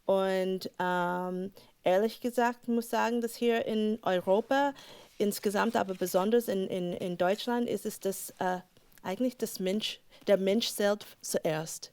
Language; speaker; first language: German; non-native, fluent; English